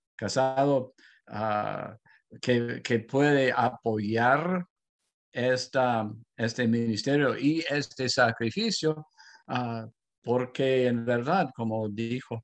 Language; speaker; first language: Spanish; non-native, fluent; English